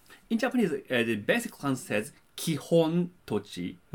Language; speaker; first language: English; non-native, fluent; Japanese